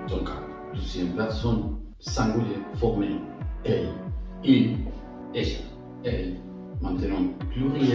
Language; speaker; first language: French; non-native, fluent; Spanish